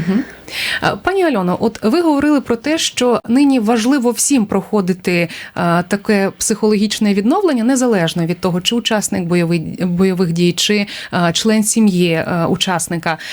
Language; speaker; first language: Ukrainian; native; Ukrainian